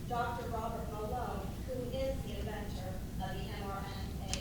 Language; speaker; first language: English; early bilingual, other home language; Italian